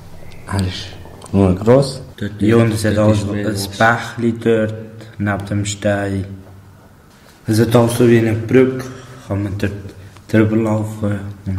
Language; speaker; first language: German; early bilingual, other home language; Albanian